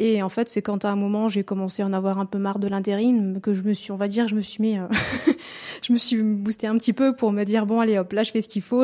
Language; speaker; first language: French; native; French